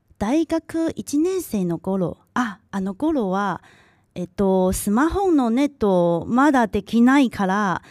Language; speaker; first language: Japanese; non-native, local second language; Chinese